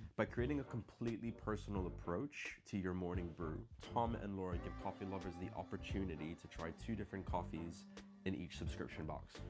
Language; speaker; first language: English; non-native, local second language; Filipino